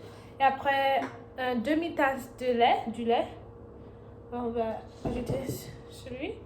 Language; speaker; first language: French; non-native, learner; English